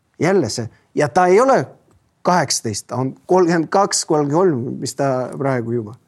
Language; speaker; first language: Estonian; non-native, local second language; Russian